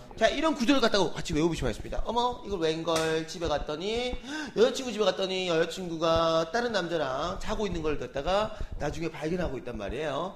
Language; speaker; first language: Korean; native; Korean